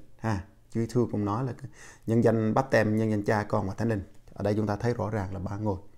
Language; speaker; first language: Vietnamese; non-native, local second language; Jarai